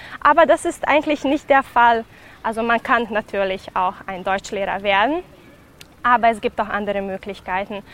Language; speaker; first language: German; non-native, fluent; Serbian